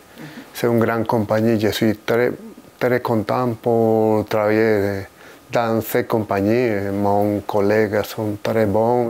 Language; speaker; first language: French; non-native, learner; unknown